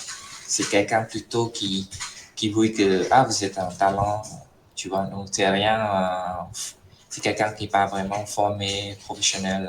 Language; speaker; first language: French; non-native, fluent; Khmer